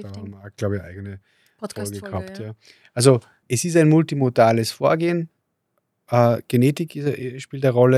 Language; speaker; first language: German; native; German